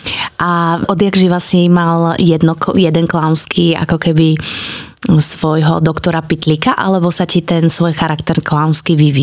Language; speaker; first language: Slovak; native; Slovak